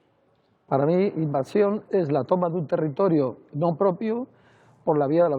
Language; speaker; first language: Spanish; native; Spanish